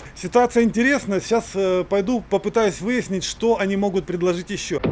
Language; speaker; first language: Russian; native; Russian